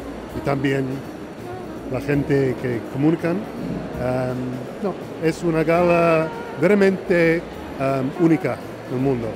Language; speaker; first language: Spanish; non-native, learner; English